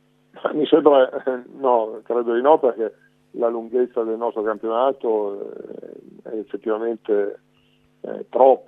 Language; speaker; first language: Italian; native; Italian